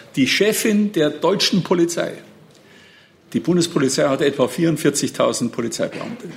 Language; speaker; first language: German; native; German